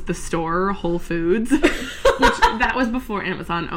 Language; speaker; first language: English; native; English